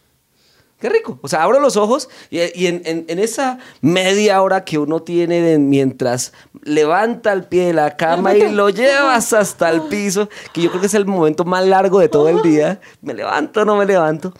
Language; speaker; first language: Spanish; native; Spanish